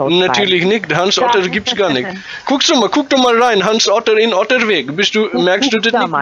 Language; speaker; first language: German; native; German